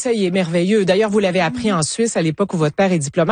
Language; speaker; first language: French; native; French